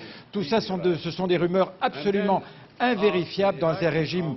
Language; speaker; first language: French; native; French